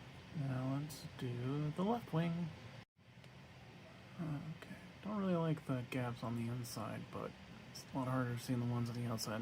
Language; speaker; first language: English; native; English